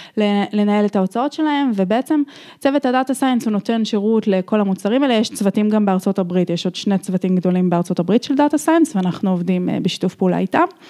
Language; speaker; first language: Hebrew; native; Hebrew